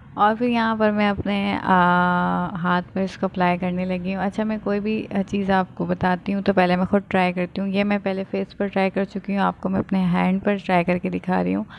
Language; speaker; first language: Urdu; native; Urdu